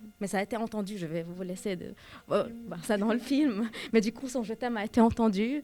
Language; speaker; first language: French; non-native, local second language; Arabic